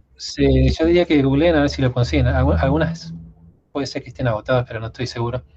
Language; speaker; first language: Spanish; native; Spanish